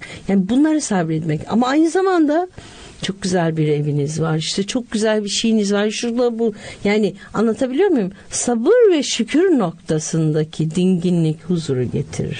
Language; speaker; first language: Turkish; native; Turkish